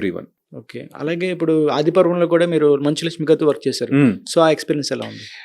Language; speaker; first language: Telugu; native; Telugu